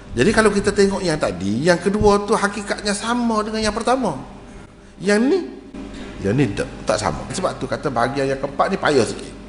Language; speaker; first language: Malay; native; Malay